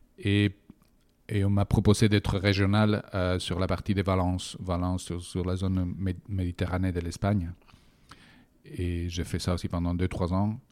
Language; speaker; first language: French; non-native, fluent; Spanish